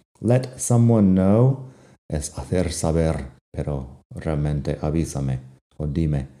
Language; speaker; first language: Spanish; non-native, fluent; English